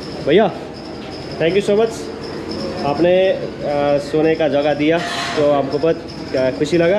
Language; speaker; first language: Hindi; non-native, learner; Nepali